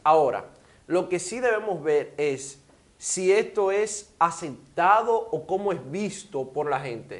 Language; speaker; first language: Spanish; native; Spanish